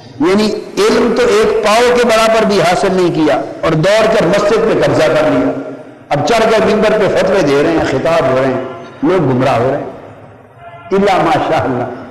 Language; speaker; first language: Urdu; non-native, local second language; Punjabi